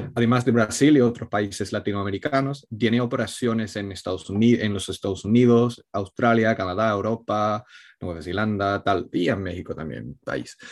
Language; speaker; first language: Spanish; non-native, fluent; Italian